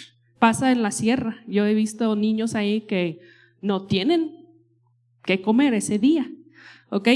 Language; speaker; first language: Spanish; non-native, fluent; English